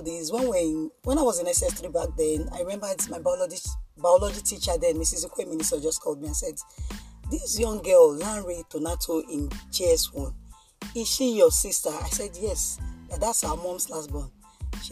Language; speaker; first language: English; non-native, local second language; Yoruba